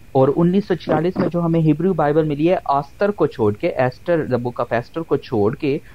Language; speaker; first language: Urdu; non-native, local second language; Punjabi